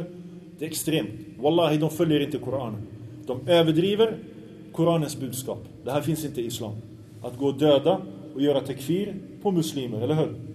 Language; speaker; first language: Swedish; early bilingual, other home language; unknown